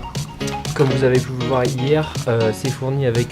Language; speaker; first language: French; native; French